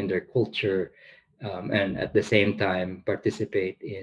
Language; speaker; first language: English; non-native, local second language; Bikol